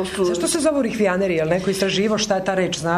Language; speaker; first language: Serbian; native; Serbian